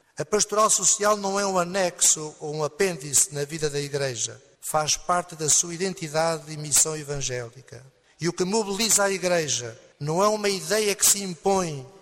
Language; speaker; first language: Portuguese; native; Portuguese